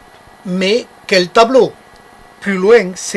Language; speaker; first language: French; native; French